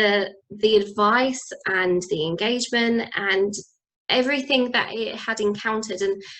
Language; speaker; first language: English; native; English